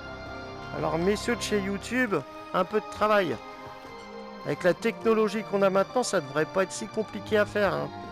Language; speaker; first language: French; native; French